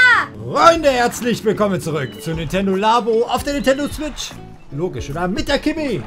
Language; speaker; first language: German; native; German